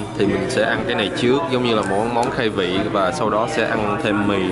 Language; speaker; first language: Vietnamese; early bilingual, other home language; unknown